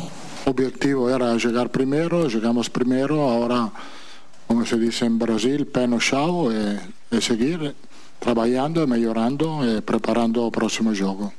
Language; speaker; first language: Portuguese; non-native, fluent; Italian